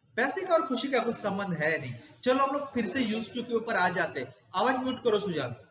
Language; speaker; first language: Hindi; non-native, local second language; Gujarati